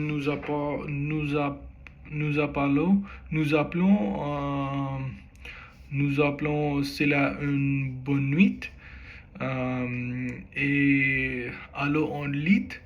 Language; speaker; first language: French; non-native, learner; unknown